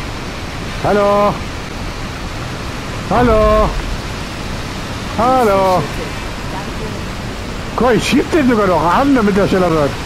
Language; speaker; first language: German; native; German